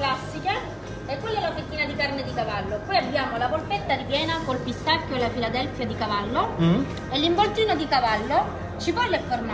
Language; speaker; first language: Italian; native; Italian